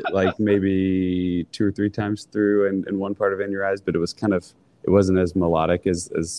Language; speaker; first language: English; native; English